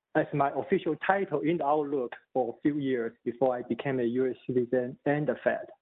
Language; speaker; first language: English; non-native, fluent; Chinese